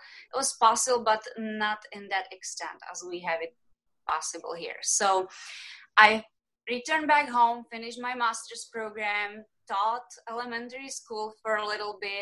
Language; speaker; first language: English; non-native, fluent; Czech